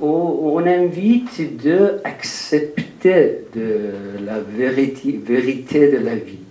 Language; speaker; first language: French; non-native, fluent; Persian